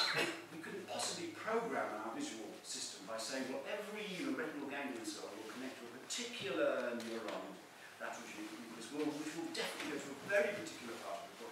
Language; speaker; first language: English; native; English